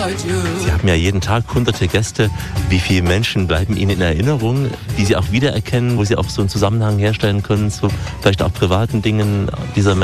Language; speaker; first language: German; native; German